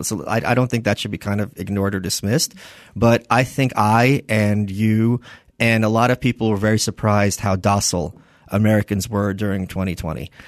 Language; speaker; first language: English; early bilingual, other home language; Russian